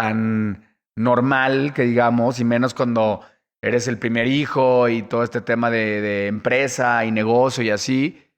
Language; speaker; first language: Spanish; native; Spanish